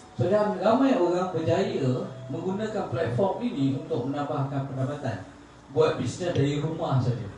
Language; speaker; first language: Malay; native; Malay